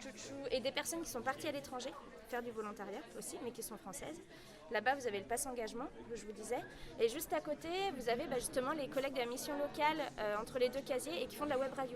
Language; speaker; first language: French; native; French